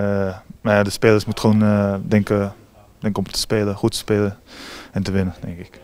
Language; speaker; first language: Dutch; early bilingual, heritage; Japanese